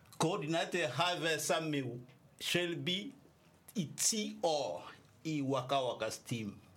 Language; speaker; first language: Danish; non-native, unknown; French